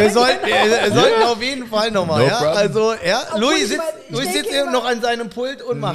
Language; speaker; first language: German; native; German